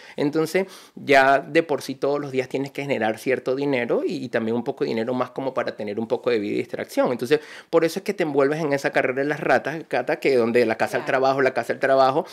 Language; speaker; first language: Spanish; native; Spanish